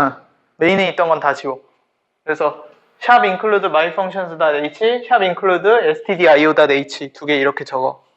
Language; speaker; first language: Korean; native; Korean